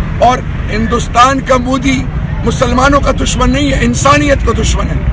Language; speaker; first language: Urdu; non-native, local second language; Pashto